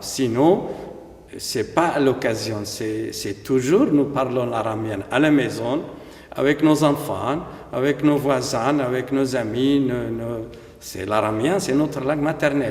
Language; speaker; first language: French; non-native, fluent; Aramaic